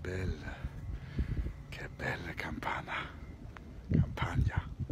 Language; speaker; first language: Italian; non-native, fluent; German